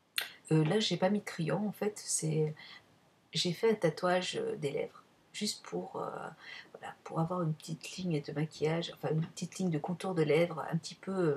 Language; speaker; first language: French; native; French